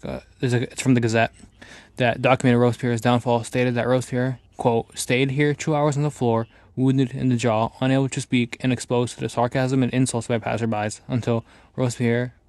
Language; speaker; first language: English; native; English